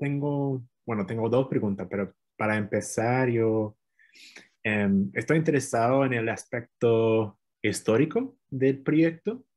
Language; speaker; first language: Spanish; non-native, fluent; English